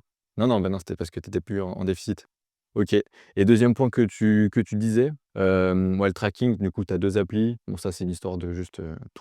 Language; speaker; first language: French; native; French